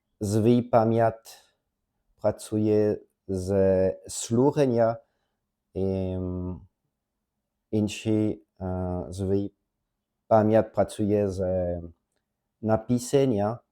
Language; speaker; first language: Polish; non-native, learner; French